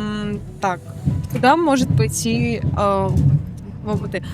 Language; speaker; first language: Russian; native; Russian